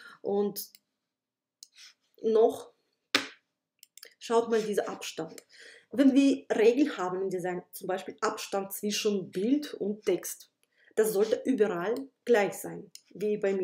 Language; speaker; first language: German; non-native, fluent; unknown